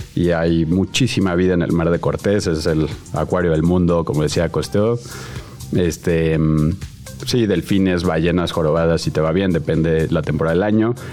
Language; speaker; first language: Spanish; native; Spanish